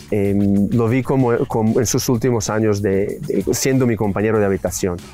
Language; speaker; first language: Spanish; non-native, fluent; Serbian